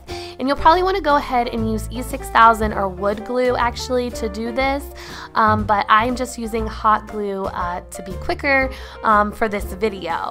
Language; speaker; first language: English; native; English